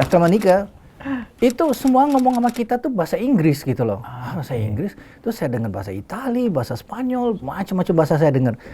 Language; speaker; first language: Indonesian; early bilingual, heritage; Indonesian